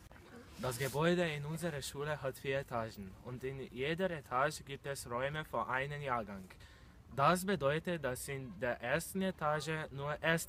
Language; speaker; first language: German; non-native, learner; Slovenian